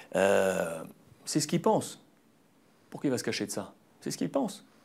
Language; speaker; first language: French; native; French